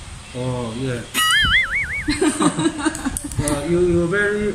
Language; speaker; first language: English; non-native, learner; Chinese